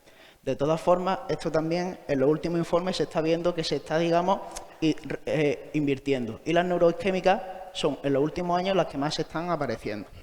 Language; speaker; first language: Spanish; native; Spanish